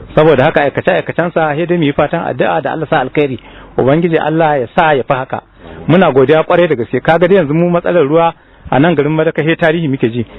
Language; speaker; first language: Hausa; native; Hausa